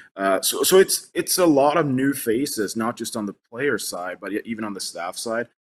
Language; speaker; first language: English; non-native, fluent; Swedish